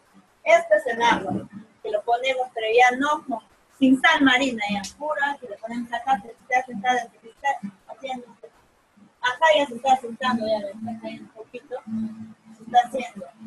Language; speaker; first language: Spanish; native; Spanish